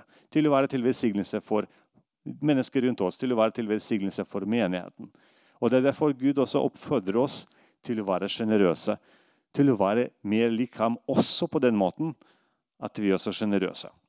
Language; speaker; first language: Swedish; non-native, fluent; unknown